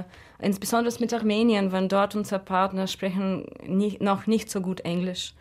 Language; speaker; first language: German; non-native, fluent; Russian